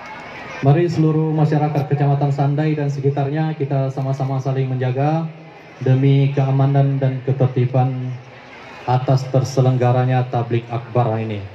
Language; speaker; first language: Indonesian; native; Indonesian